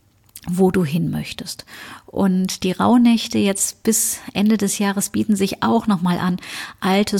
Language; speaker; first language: German; native; German